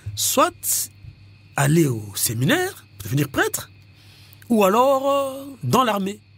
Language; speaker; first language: French; non-native, local second language; Lingala